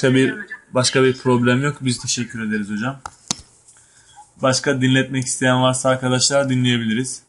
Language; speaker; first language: Turkish; native; Turkish